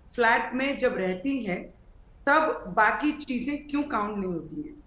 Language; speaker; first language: Hindi; non-native, local second language; Marathi